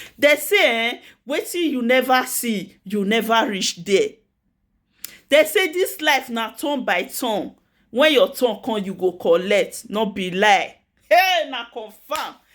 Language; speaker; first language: Nigerian Pidgin; native; Nigerian Pidgin